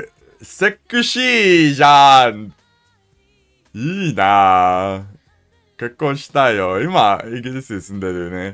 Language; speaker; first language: Japanese; non-native, learner; English